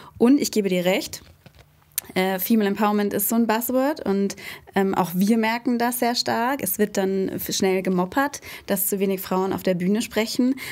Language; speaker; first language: German; native; German